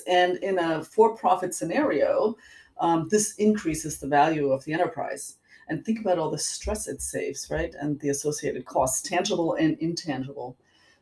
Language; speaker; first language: English; non-native, fluent; German